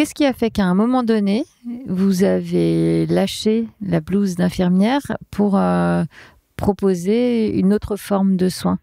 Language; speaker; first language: French; native; French